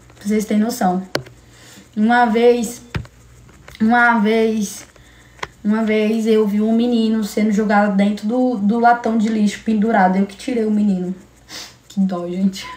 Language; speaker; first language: Portuguese; native; Portuguese